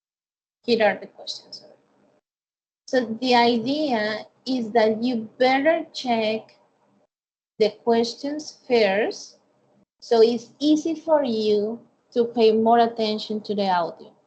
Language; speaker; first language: English; non-native, fluent; Spanish